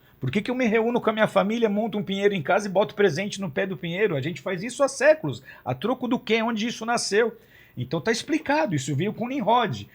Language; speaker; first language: Portuguese; native; Portuguese